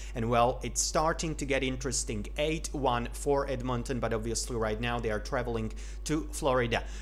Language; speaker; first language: English; non-native, fluent; Slovak